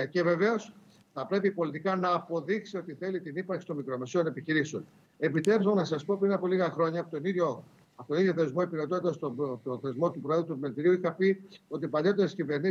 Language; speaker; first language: Greek; native; Greek